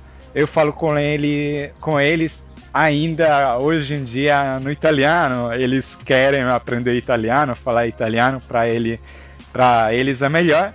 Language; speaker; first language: Portuguese; non-native, fluent; Italian